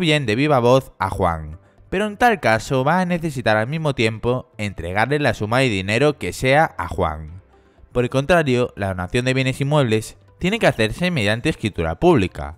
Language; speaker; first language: Spanish; native; Spanish